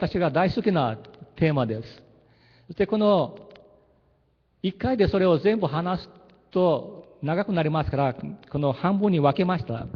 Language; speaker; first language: Japanese; early bilingual, heritage; Japanese